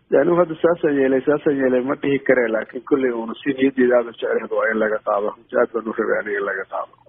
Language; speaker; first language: Somali; non-native, local second language; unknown